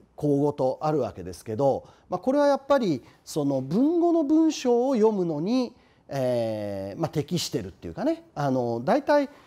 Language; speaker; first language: Japanese; native; Japanese